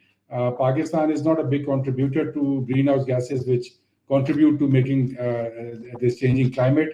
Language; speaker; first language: English; non-native, local second language; Urdu